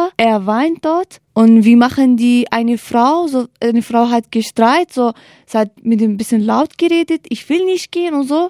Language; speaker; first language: German; non-native, learner; Kurdish